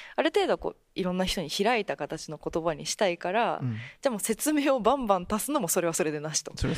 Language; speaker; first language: Japanese; native; Japanese